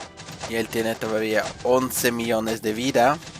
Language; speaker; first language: Spanish; non-native, fluent; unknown